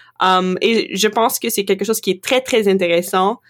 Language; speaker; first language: French; non-native, local second language; English